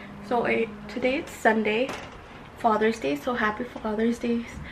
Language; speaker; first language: English; early bilingual, other home language; Spanish